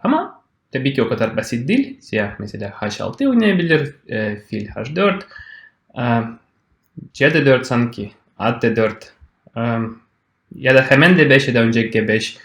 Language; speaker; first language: Turkish; non-native, fluent; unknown